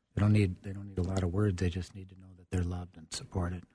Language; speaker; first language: English; early bilingual, other home language; German